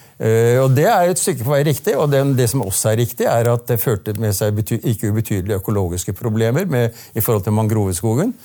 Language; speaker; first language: Norwegian; native; Norwegian